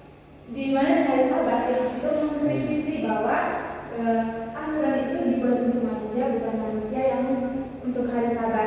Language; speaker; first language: Indonesian; native; Indonesian